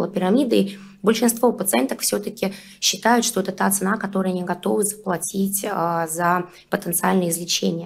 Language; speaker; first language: Russian; native; Russian